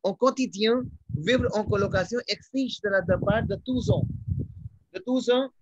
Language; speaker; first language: French; non-native, learner; Hindi